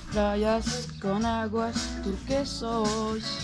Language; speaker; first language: Spanish; non-native, learner; French